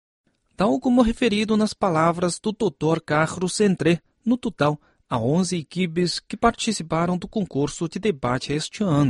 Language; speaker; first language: Portuguese; non-native, fluent; Chinese